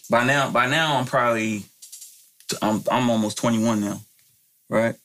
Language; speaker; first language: English; native; English